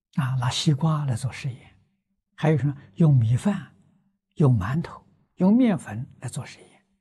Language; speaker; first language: Chinese; native; Chinese